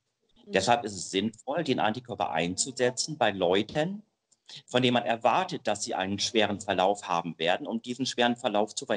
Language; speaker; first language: German; native; German